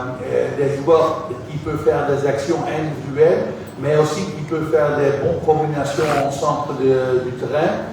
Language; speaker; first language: French; non-native, fluent; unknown